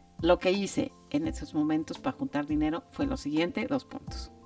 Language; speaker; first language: Spanish; native; Spanish